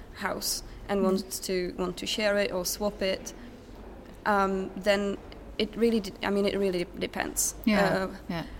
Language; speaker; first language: English; non-native, fluent; Czech